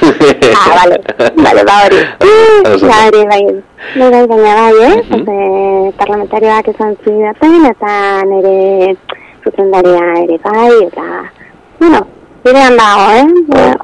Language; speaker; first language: Basque; non-native, local second language; Spanish